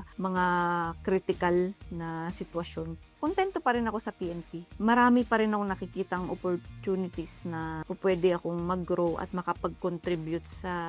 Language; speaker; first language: Filipino; non-native, local second language; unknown